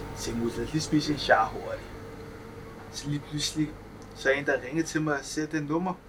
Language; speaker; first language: Danish; early bilingual, other home language; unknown